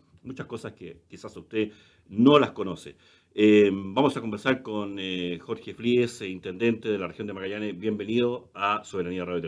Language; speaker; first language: Spanish; native; Spanish